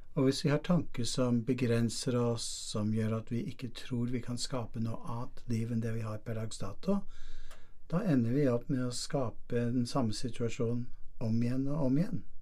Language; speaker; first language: Norwegian; non-native, fluent; English